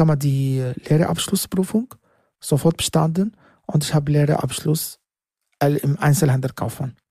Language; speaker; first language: German; non-native, fluent; Arabic